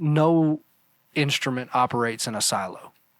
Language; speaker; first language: English; native; English